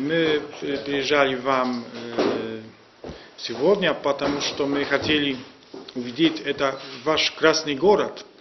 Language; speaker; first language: Russian; non-native, learner; Polish